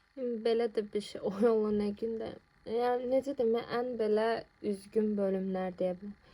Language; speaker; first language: Azerbaijani; non-native, local second language; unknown